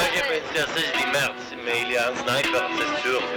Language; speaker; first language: French; non-native, fluent; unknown